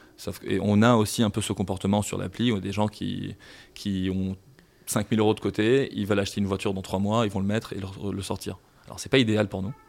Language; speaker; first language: French; non-native, local second language; Arabic